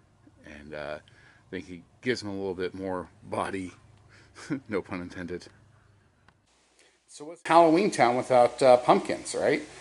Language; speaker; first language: English; native; English